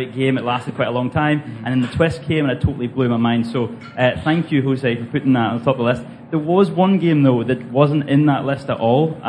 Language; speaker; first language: English; native; English